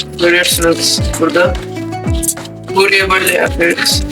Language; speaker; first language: Turkish; non-native, fluent; Urdu